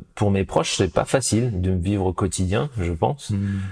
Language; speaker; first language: French; native; French